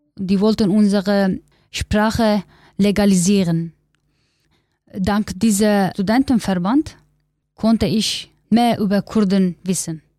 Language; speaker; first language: German; non-native, learner; Kurdish